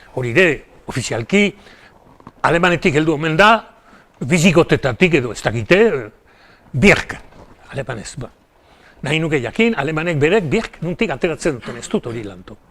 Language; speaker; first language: Basque; native; Basque